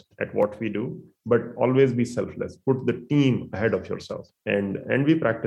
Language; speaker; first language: English; non-native, local second language; Hindi